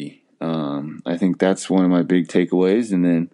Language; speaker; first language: English; native; English